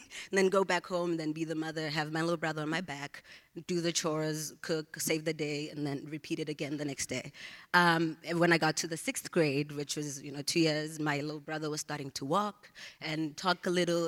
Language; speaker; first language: English; non-native, local second language; Zulu